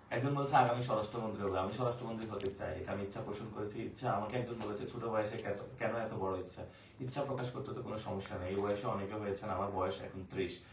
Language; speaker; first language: Bangla; native; Bangla